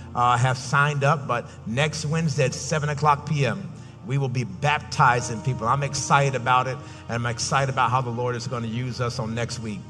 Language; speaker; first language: English; native; English